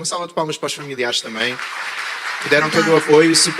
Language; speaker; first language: Portuguese; native; Portuguese